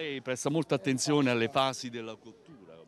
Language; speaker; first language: Italian; native; Italian